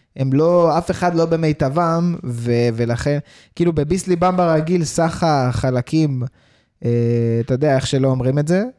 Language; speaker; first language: Hebrew; early bilingual, heritage; Hebrew